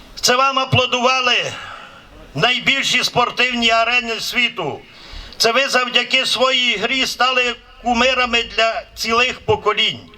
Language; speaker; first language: Ukrainian; native; Ukrainian